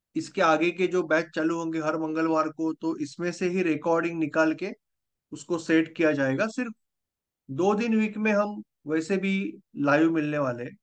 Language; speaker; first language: Hindi; non-native, local second language; Marathi